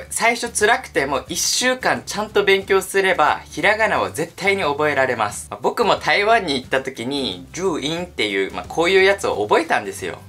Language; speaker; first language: Japanese; native; Japanese